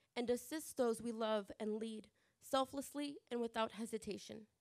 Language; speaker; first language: English; early bilingual, other home language; Spanish